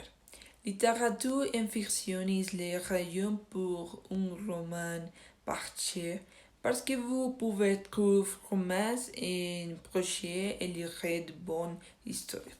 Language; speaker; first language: French; non-native, learner; Spanish